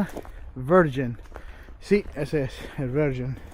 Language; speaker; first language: Spanish; early bilingual, heritage; English